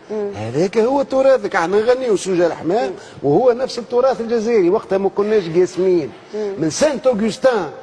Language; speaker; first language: Arabic; native; Arabic